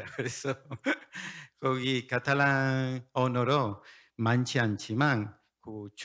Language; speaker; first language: Korean; non-native, learner; Spanish